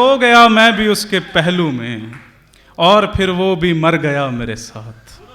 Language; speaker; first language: Hindi; native; Hindi